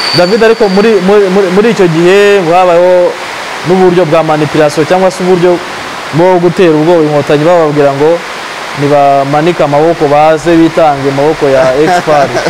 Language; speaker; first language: Kinyarwanda; native; Kinyarwanda